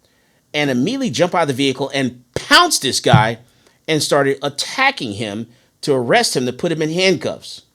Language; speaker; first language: English; native; English